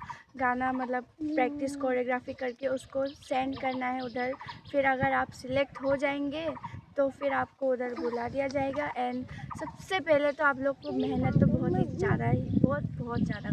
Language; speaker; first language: Hindi; non-native, local second language; Assamese